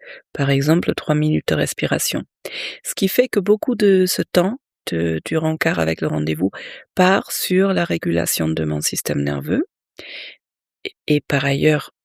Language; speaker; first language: French; native; French